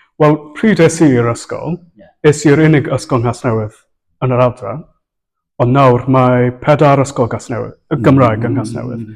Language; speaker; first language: Welsh; non-native, local second language; English